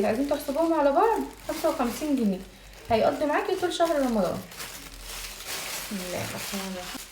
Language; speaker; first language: Arabic; native; Arabic